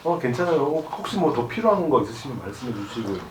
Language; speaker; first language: Korean; native; Korean